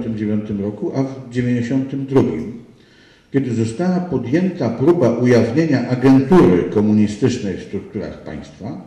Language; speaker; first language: Polish; native; Polish